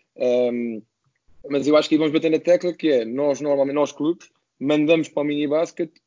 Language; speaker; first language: Portuguese; native; Portuguese